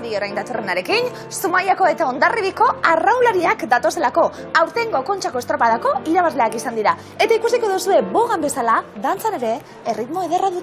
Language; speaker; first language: Basque; native; Basque